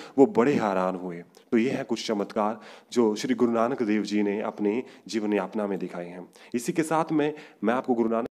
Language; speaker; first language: Hindi; non-native, local second language; Punjabi